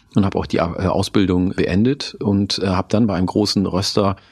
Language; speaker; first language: German; non-native, local second language; Oromo